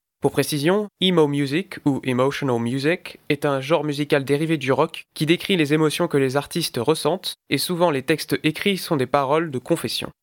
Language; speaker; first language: French; native; French